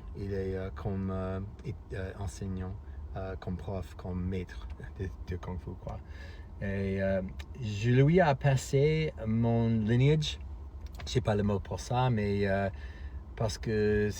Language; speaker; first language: French; non-native, fluent; English